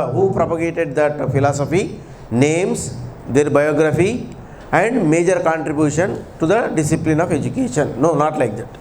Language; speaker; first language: English; non-native, local second language; Telugu